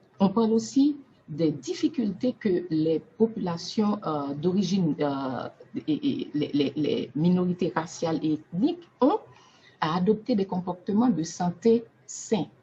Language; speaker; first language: French; non-native, local second language; Haitian Creole